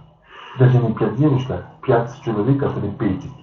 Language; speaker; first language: Russian; non-native, learner; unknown